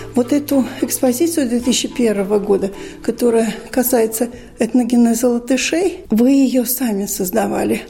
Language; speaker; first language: Russian; native; Russian